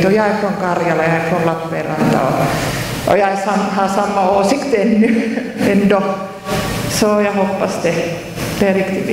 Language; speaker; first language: Swedish; non-native, local second language; Finnish